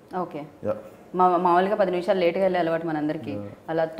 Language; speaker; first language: Telugu; native; Telugu